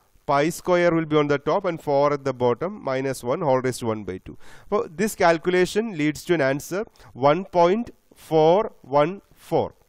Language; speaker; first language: English; non-native, local second language; Malayalam